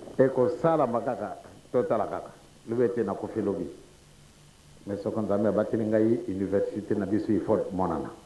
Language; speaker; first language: Lingala; non-native, local second language; Kongo